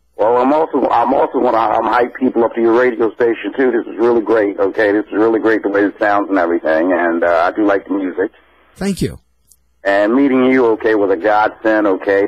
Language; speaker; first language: English; native; English